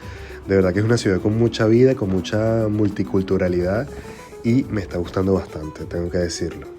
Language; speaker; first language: Spanish; native; Spanish